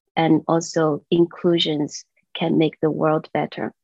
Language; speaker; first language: English; non-native, fluent; Chinese